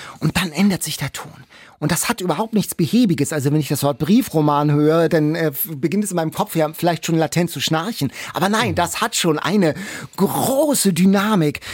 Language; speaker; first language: German; native; German